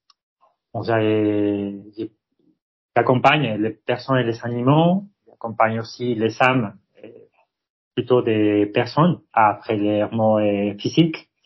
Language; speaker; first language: French; non-native, fluent; Spanish